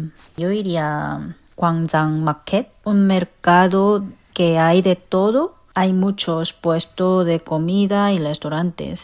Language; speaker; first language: Spanish; non-native, fluent; Korean